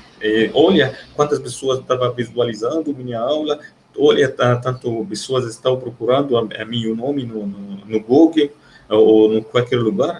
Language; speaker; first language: Portuguese; non-native, fluent; Arabic